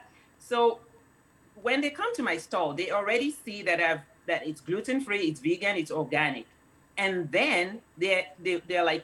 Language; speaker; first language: English; non-native, local second language; Yoruba